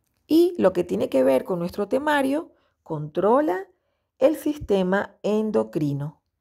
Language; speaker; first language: Spanish; native; Spanish